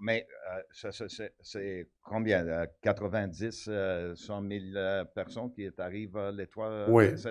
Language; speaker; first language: French; non-native, local second language; English